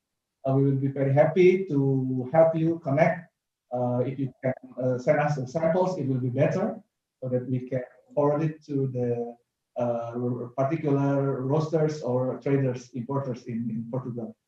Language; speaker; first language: English; non-native, fluent; Indonesian